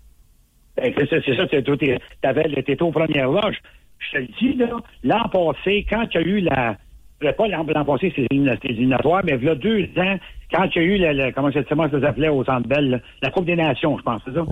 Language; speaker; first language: French; native; French